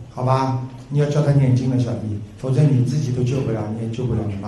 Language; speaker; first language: Chinese; native; Chinese